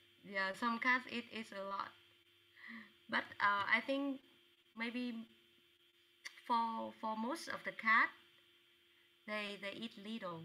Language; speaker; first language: English; non-native, fluent; Vietnamese